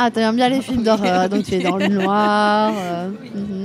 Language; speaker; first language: French; native; French